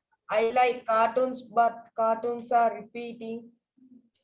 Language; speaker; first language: English; non-native, learner; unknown